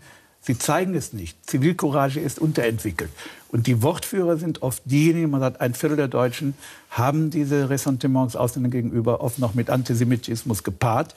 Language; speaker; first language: German; native; German